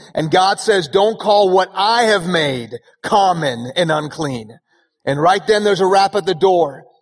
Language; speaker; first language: English; early bilingual, other home language; Persian